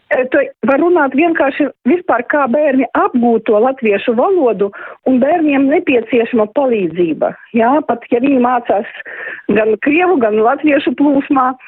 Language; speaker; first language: Latvian; non-native, local second language; Russian